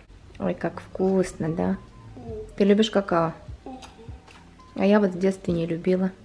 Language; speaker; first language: Russian; native; Russian